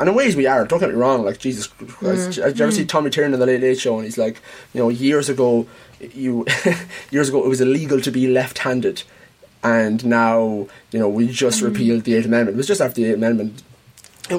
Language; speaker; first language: English; native; English